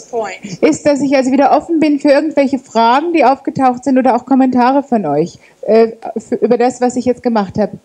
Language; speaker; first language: German; native; German